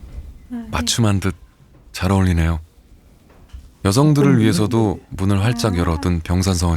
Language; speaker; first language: Korean; native; Korean